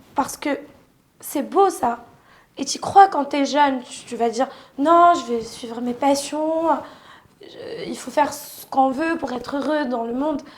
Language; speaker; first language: French; non-native, local second language; Arabic